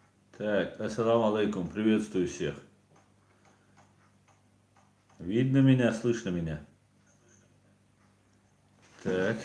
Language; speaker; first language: Russian; non-native, local second language; Chechen